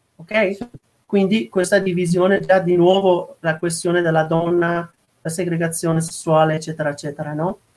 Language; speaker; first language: Italian; non-native, fluent; Persian